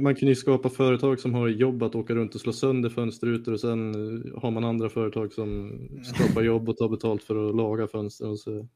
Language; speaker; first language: Swedish; native; Swedish